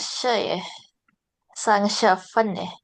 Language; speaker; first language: Chinese; non-native, learner; Indonesian